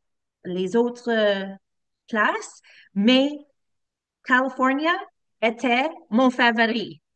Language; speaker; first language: French; non-native, learner; English